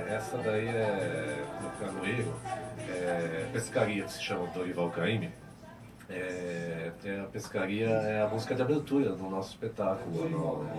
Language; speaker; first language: Portuguese; native; Portuguese